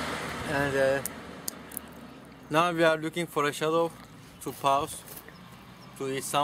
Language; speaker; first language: English; non-native, learner; Turkish